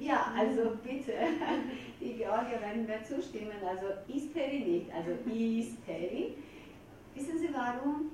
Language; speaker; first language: German; non-native, fluent; Georgian